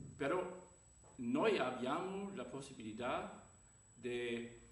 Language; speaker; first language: Italian; non-native, learner; German